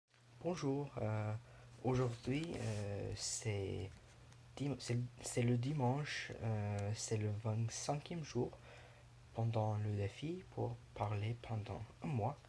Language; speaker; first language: French; non-native, learner; English